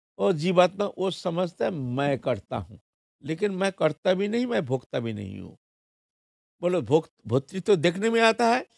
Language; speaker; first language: Hindi; non-native, local second language; Bangla